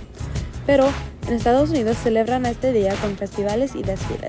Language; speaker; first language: Spanish; non-native, fluent; English